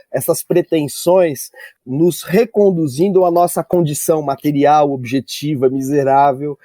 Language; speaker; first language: Portuguese; native; Portuguese